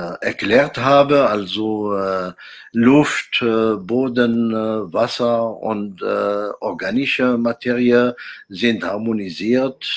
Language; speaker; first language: German; non-native, fluent; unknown